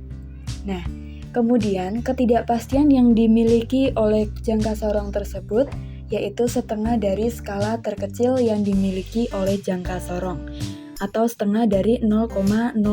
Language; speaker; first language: Indonesian; native; Indonesian